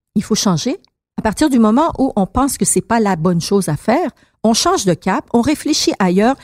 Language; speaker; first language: French; early bilingual, other home language; Persian